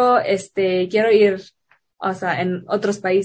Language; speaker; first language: Spanish; non-native, fluent; Indonesian